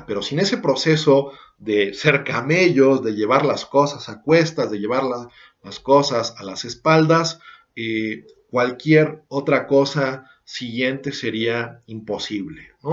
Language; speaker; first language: Spanish; native; Spanish